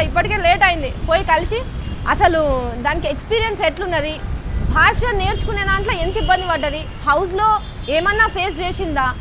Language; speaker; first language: Telugu; native; Telugu